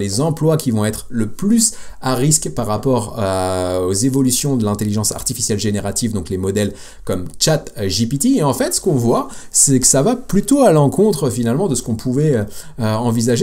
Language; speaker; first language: French; native; French